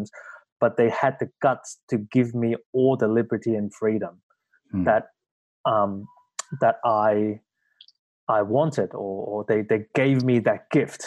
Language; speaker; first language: English; non-native, local second language; Cantonese